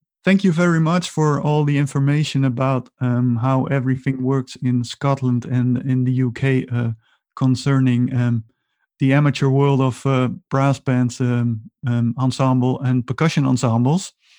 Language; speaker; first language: English; non-native, fluent; Dutch